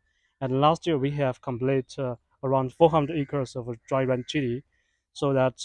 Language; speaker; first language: English; non-native, fluent; Chinese